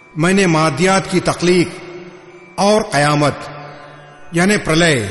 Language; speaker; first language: Urdu; native; Urdu